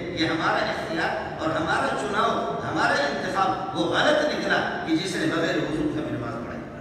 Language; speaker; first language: Urdu; non-native, local second language; Baluchi